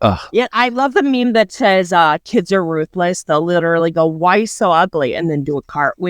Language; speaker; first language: English; native; English